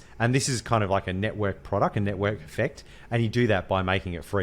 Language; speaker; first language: English; native; English